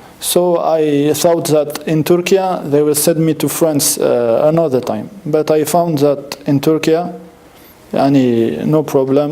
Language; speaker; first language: English; non-native, fluent; French